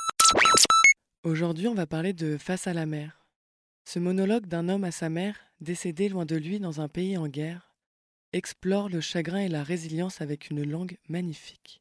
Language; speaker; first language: French; native; French